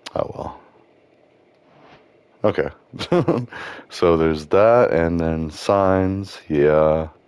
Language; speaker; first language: English; native; English